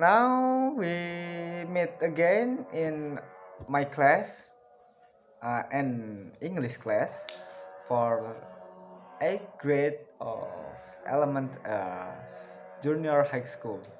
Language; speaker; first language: English; non-native, learner; Indonesian